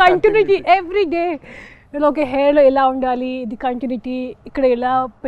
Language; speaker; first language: Telugu; non-native, fluent; Hindi